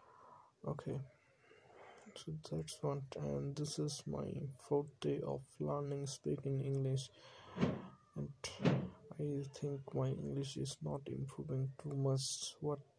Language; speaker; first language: English; non-native, learner; Bangla